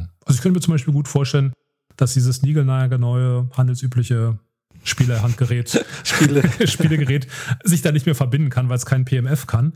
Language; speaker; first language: German; native; German